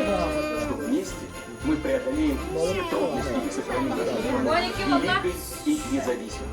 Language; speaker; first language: Russian; native; Russian